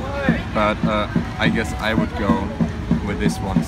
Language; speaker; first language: English; non-native, fluent; German